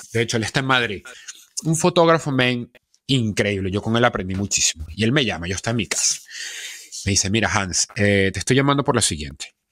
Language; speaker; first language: Spanish; native; Spanish